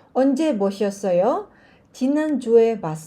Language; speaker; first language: Korean; non-native, fluent; Indonesian